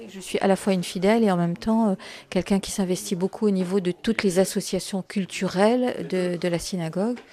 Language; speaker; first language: French; native; French